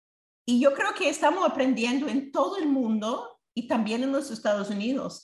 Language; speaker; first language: Spanish; non-native, fluent; English